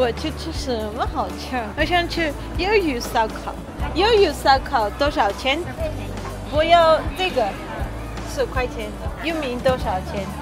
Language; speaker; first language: Chinese; non-native, learner; Armenian